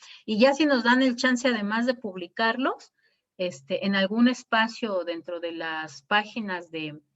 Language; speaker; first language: Spanish; native; Spanish